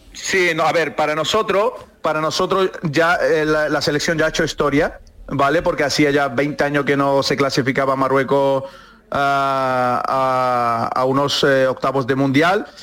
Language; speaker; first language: Spanish; early bilingual, other home language; Arabic